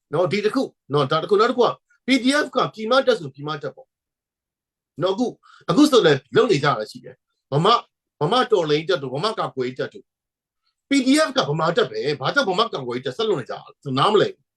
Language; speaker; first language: Burmese; non-native, local second language; Hakha Chin